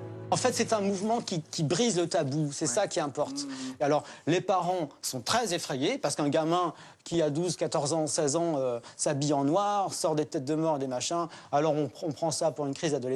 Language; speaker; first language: French; native; French